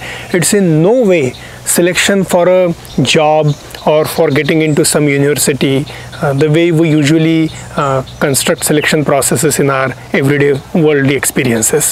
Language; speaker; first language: English; non-native, local second language; Marathi